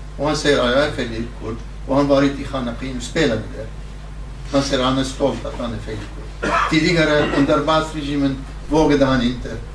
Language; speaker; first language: Swedish; non-native, fluent; Kurdish